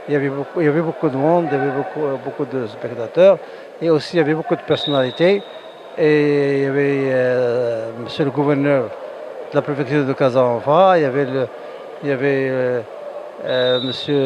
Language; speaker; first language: French; non-native, local second language; Arabic